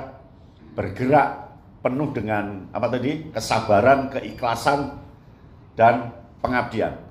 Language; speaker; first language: Indonesian; native; Indonesian